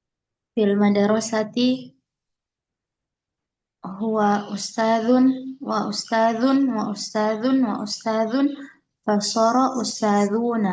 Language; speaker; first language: Arabic; non-native, learner; Indonesian